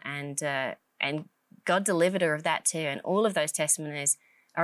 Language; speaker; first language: English; native; English